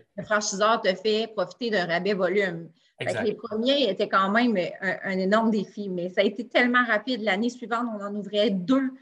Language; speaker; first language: French; native; French